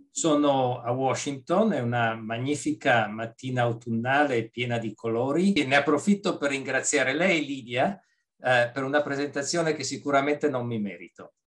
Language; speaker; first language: Italian; native; Italian